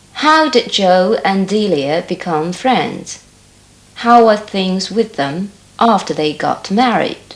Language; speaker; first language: English; non-native, fluent; Chinese